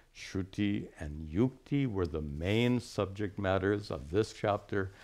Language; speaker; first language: English; native; English